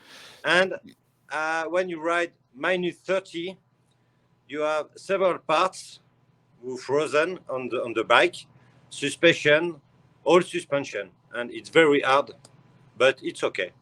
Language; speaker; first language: English; non-native, learner; French